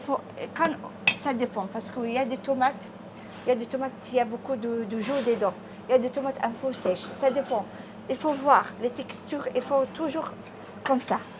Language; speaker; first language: French; non-native, learner; Arabic